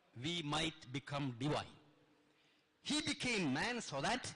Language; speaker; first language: English; non-native, local second language; Malayalam